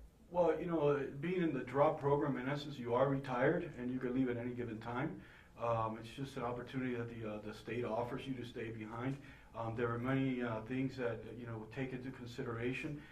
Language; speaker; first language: English; early bilingual, other home language; Spanish